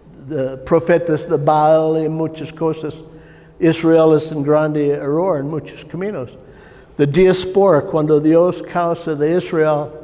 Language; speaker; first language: Spanish; non-native, learner; English